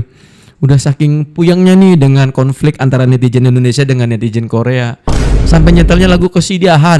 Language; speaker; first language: Indonesian; native; Indonesian